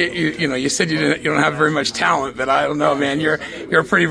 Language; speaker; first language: English; native; English